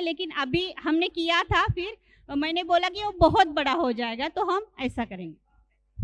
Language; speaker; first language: Hindi; non-native, local second language; Marathi